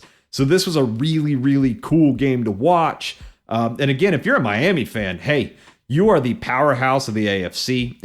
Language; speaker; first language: English; native; English